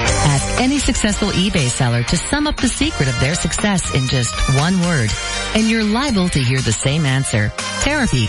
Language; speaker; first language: English; native; English